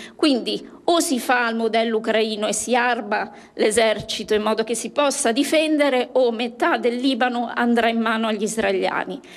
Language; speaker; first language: Italian; native; Italian